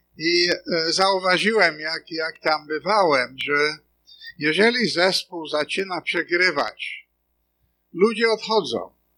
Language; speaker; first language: Polish; non-native, fluent; English